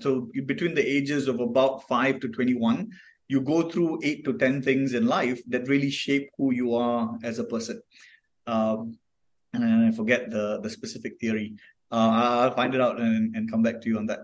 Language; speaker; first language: English; non-native, local second language; Tamil